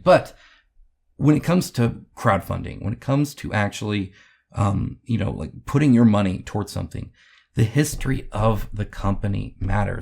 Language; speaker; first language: English; native; English